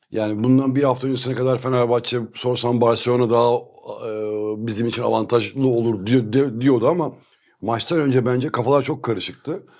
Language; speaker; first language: Turkish; native; Turkish